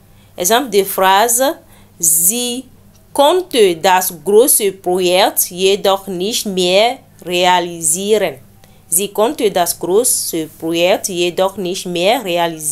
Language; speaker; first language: German; non-native, learner; French